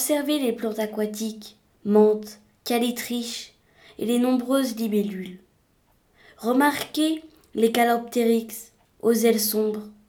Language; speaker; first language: French; native; French